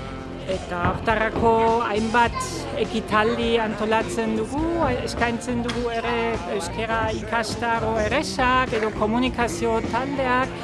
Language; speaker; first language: Basque; non-native, fluent; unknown